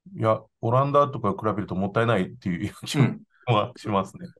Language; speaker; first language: Japanese; non-native, fluent; Chinese